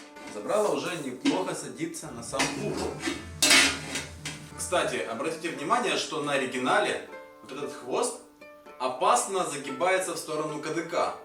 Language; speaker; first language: Russian; native; Russian